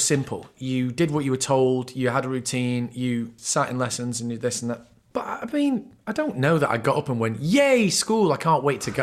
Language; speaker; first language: English; native; English